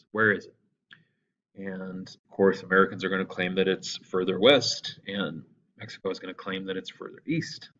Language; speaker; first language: English; native; English